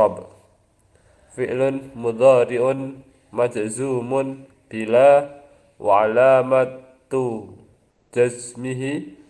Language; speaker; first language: Arabic; non-native, learner; Indonesian